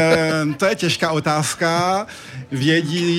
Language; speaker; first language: Czech; early bilingual, heritage; French